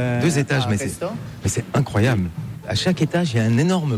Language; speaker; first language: French; native; French